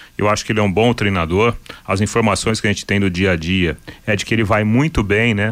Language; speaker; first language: Portuguese; native; Portuguese